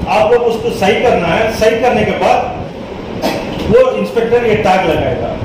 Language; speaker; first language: Hindi; non-native, local second language; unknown